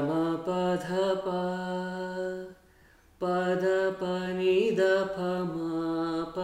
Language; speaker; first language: English; non-native, local second language; Telugu